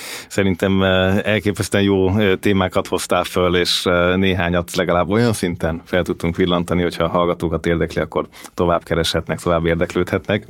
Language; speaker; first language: Hungarian; native; Hungarian